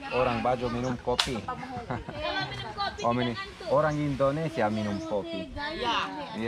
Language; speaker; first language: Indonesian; non-native, learner; Romanian